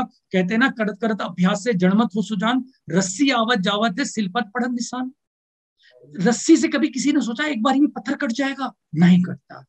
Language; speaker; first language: Hindi; native; Hindi